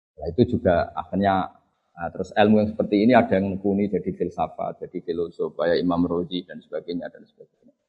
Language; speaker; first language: Indonesian; non-native, local second language; Javanese